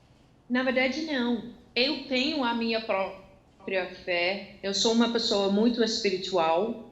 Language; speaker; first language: Portuguese; non-native, fluent; Dutch